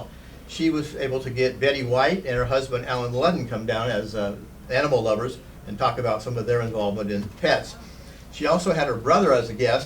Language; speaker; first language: English; native; English